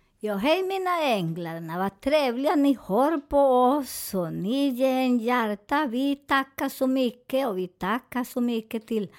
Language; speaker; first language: Swedish; non-native, fluent; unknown